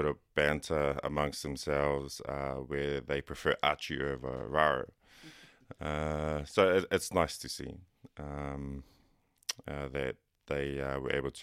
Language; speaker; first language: English; native; English